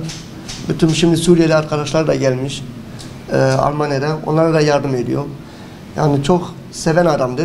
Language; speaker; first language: Turkish; early bilingual, heritage; Turkish